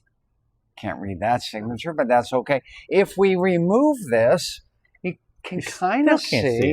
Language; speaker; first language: English; native; English